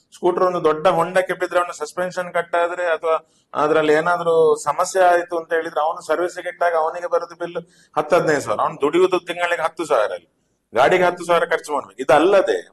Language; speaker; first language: Kannada; native; Kannada